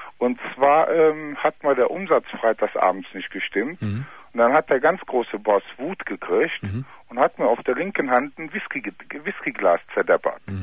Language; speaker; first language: German; native; German